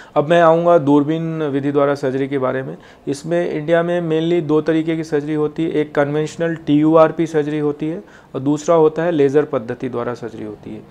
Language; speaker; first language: Hindi; native; Hindi